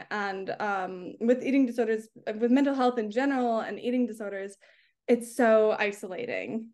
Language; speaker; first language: English; native; English